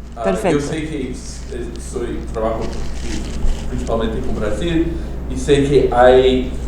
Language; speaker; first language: Spanish; non-native, fluent; Portuguese